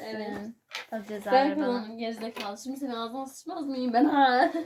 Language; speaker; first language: Turkish; native; Turkish